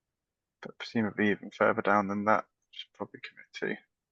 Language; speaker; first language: English; native; English